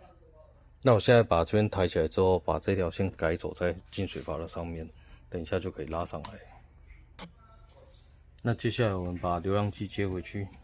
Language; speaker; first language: Chinese; native; Chinese